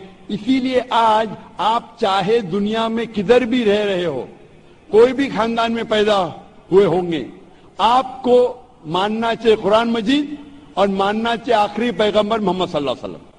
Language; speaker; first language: Hindi; non-native, local second language; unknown